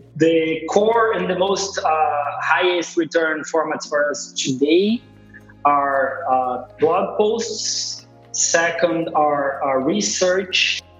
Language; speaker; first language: English; non-native, fluent; Portuguese